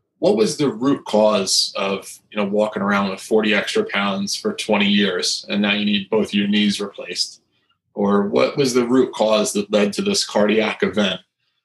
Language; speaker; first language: English; native; English